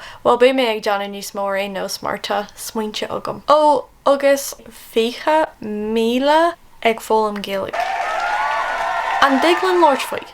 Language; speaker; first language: Irish; non-native, local second language; English